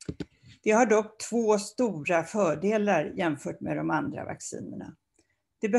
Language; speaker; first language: Swedish; native; Swedish